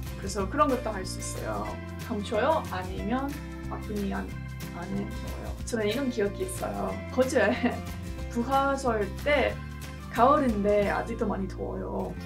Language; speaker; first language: Korean; non-native, learner; English